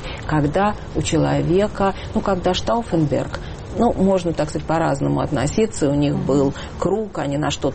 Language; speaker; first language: Russian; native; Russian